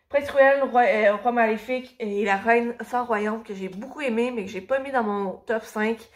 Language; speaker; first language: French; native; French